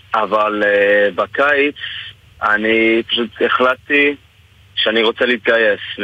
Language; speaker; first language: Hebrew; non-native, fluent; English